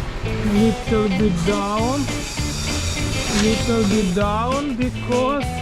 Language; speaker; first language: English; non-native, learner; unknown